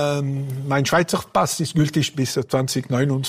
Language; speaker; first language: German; non-native, local second language; French